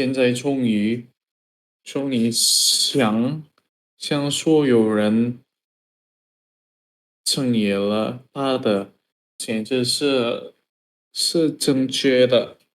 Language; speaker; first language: Chinese; non-native, learner; Indonesian